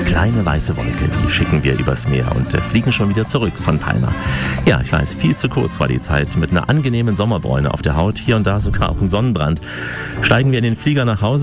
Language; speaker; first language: German; native; German